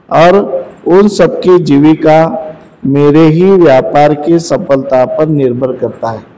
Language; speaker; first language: Hindi; non-native, local second language; Marathi